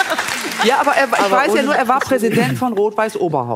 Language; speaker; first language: German; native; German